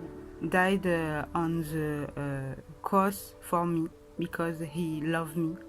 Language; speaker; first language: English; non-native, learner; French